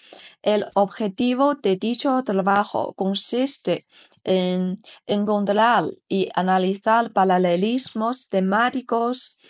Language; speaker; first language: Spanish; non-native, fluent; Chinese